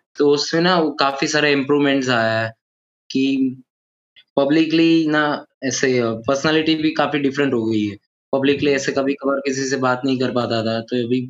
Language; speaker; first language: Hindi; non-native, local second language; Gujarati